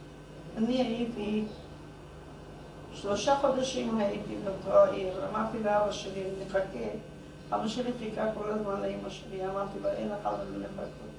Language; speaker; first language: Hebrew; non-native, fluent; Hungarian